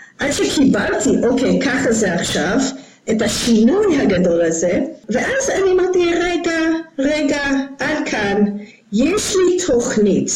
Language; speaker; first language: Hebrew; non-native, fluent; English